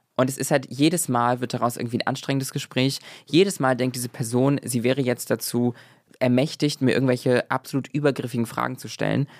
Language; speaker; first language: German; native; German